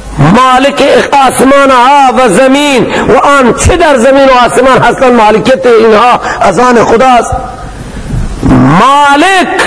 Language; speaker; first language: Persian; non-native, local second language; Baluchi